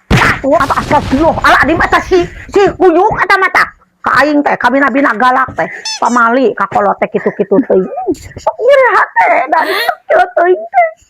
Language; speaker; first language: Sundanese; native; Sundanese